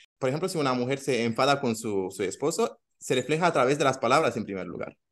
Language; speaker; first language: Spanish; non-native, fluent; Romanian